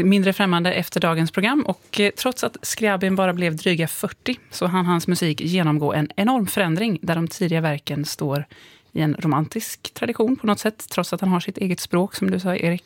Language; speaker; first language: Swedish; native; Swedish